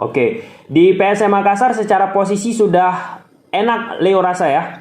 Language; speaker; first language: Indonesian; native; Indonesian